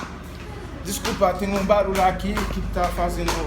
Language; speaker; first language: Portuguese; non-native, learner; Haitian Creole